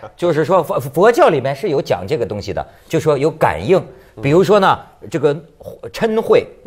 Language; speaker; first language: Chinese; native; Chinese